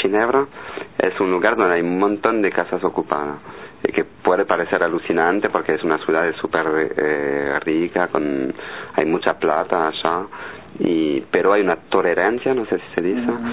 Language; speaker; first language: Spanish; non-native, fluent; French